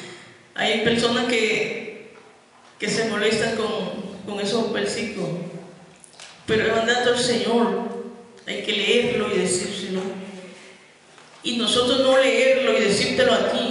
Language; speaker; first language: Spanish; native; Spanish